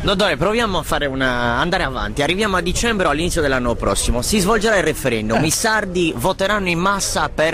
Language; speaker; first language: Italian; native; Italian